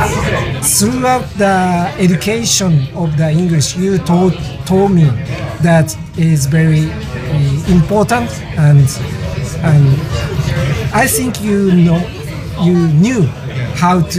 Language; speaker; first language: English; non-native, learner; Japanese